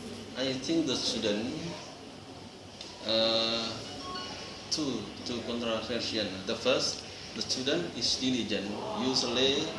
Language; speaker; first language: English; non-native, learner; Indonesian